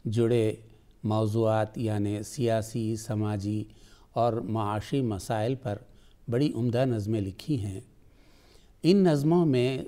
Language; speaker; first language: Urdu; native; Urdu